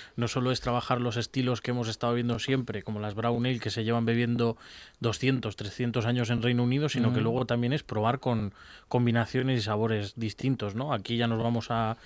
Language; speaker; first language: Spanish; native; Spanish